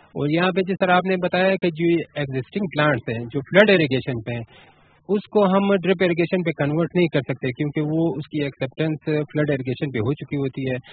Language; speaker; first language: Urdu; non-native, local second language; Pashto